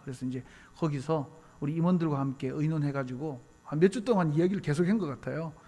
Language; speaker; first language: Korean; native; Korean